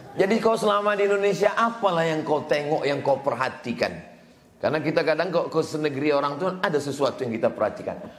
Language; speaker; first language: Indonesian; native; Indonesian